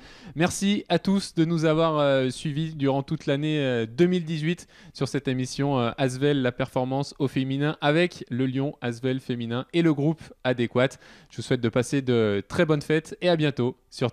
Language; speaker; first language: French; native; French